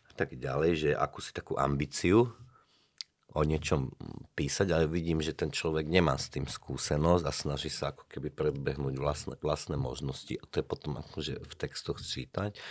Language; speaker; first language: Slovak; native; Slovak